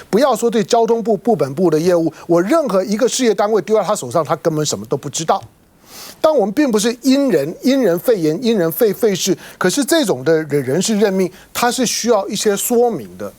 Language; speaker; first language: Chinese; native; Chinese